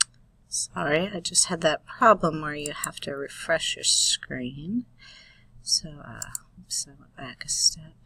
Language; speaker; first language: English; native; English